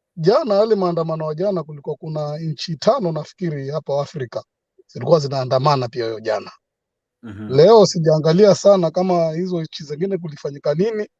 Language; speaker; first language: Swahili; native; Swahili